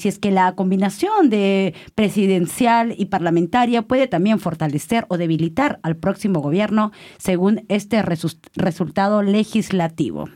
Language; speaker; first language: Spanish; native; Spanish